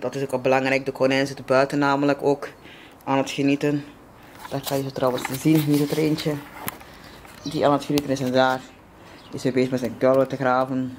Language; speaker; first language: Dutch; native; Dutch